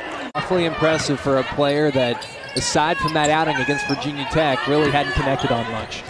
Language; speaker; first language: English; native; English